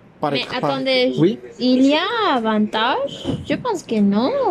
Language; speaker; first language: French; non-native, learner; Spanish